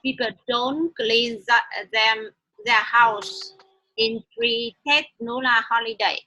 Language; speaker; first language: English; non-native, learner; Vietnamese